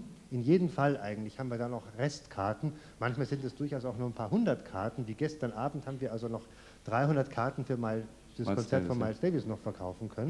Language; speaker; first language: German; native; German